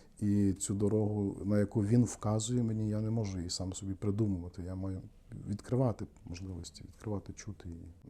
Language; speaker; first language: Ukrainian; native; Ukrainian